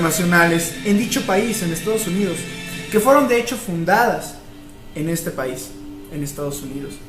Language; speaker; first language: Spanish; native; Spanish